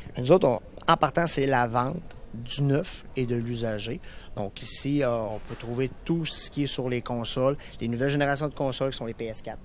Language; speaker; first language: French; native; French